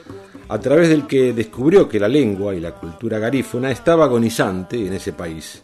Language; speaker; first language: Spanish; native; Spanish